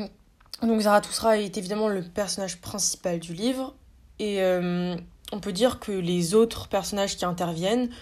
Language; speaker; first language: French; native; French